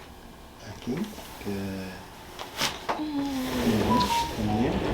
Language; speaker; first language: Spanish; early bilingual, heritage; Spanish